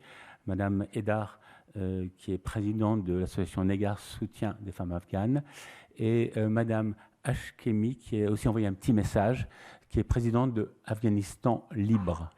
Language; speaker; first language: French; native; French